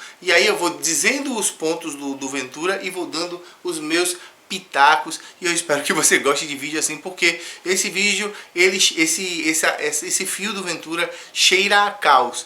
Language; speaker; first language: Portuguese; native; Portuguese